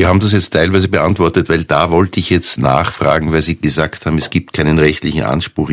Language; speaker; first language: German; native; German